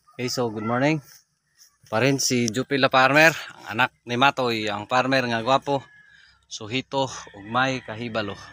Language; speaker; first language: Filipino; non-native, local second language; Cebuano